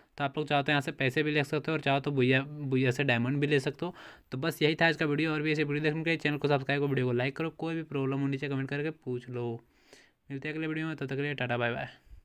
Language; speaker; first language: Hindi; native; Hindi